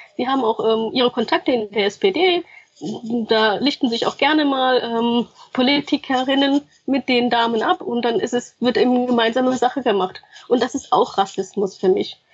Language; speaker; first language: German; early bilingual, other home language; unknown